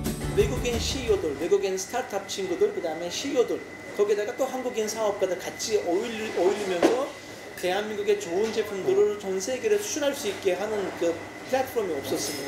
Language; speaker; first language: Korean; non-native, fluent; Turkish